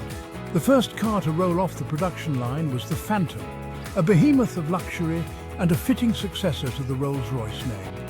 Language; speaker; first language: English; native; English